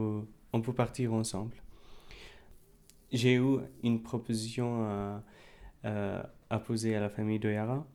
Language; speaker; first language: French; non-native, fluent; Arabic